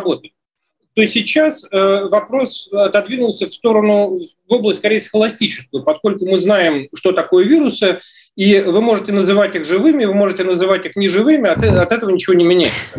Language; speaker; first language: Russian; native; Russian